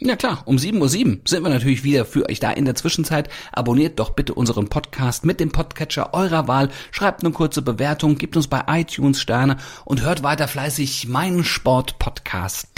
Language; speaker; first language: German; native; German